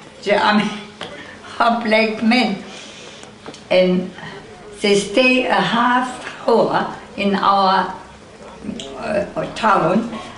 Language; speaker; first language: English; non-native, learner; German